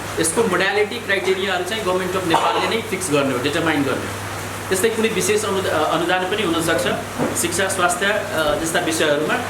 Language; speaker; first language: Nepali; non-native, local second language; Maithili